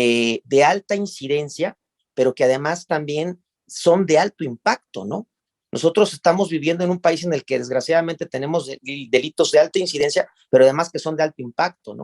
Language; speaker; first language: Spanish; native; Spanish